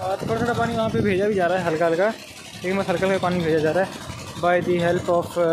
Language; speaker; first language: Hindi; native; Hindi